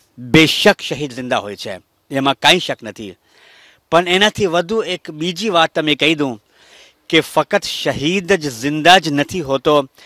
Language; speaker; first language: Gujarati; early bilingual, heritage; Gujarati